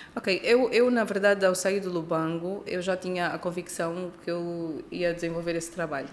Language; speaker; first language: Portuguese; native; Portuguese